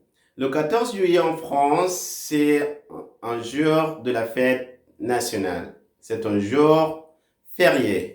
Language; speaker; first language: French; non-native, fluent; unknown